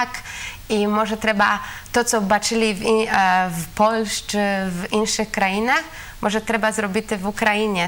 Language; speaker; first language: Ukrainian; non-native, learner; Polish